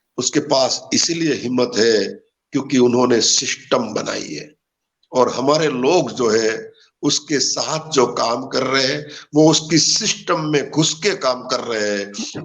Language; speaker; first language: Hindi; non-native, local second language; Gujarati